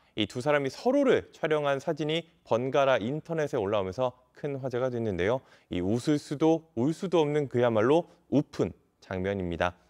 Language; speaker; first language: Korean; native; Korean